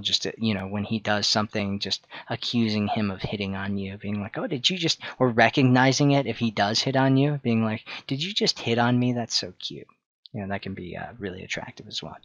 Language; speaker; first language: English; native; English